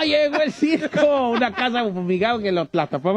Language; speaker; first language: Spanish; native; Spanish